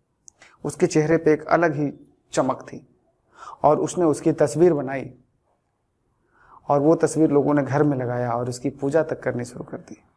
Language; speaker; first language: Hindi; native; Hindi